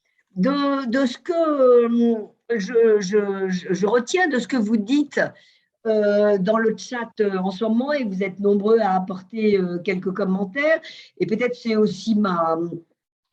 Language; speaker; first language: French; native; French